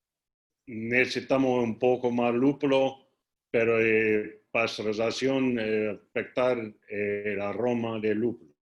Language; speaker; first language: Spanish; non-native, learner; English